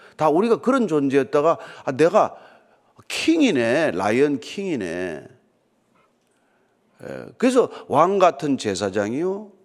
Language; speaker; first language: Korean; native; Korean